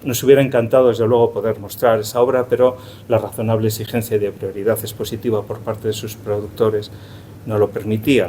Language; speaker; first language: Spanish; native; Spanish